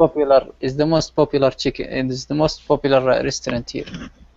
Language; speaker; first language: English; non-native, learner; Arabic